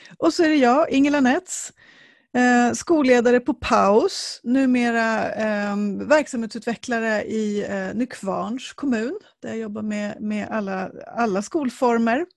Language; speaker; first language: Swedish; native; Swedish